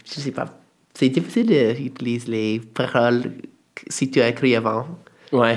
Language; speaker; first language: French; non-native, fluent; English